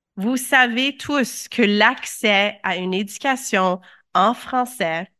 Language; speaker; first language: French; native; French